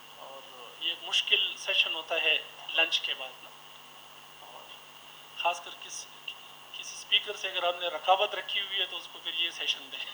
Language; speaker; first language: Urdu; non-native, local second language; Pashto